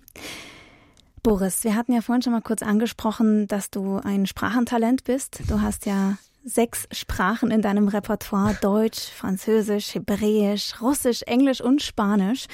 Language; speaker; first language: German; native; German